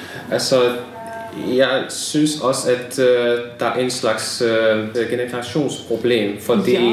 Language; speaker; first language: Danish; non-native, learner; Hungarian